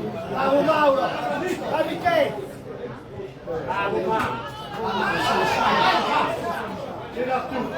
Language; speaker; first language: Italian; native; Italian